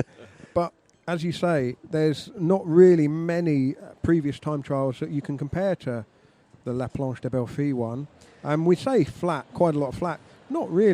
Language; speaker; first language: English; native; English